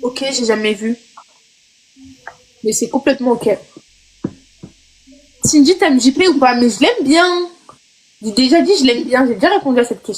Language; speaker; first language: French; native; French